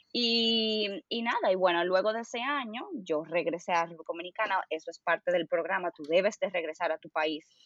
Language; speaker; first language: Spanish; native; Spanish